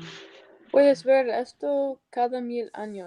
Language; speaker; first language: Spanish; non-native, learner; English